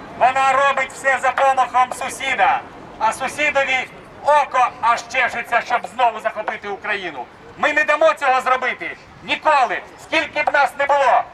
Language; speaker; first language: Ukrainian; native; Ukrainian